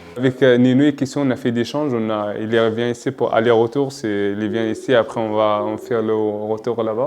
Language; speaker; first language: French; non-native, learner; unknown